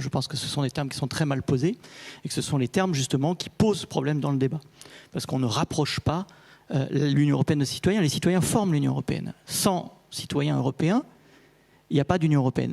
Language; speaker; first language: French; native; French